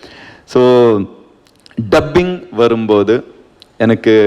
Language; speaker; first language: Tamil; non-native, learner; Kannada